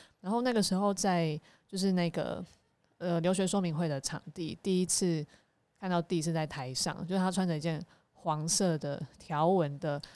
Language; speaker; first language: Chinese; native; Chinese